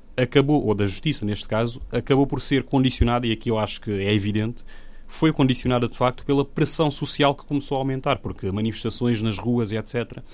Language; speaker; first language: Portuguese; non-native, local second language; Upper Guinea Crioulo